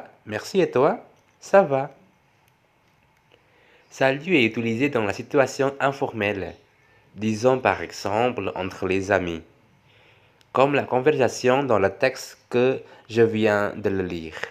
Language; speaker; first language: French; non-native, fluent; Javanese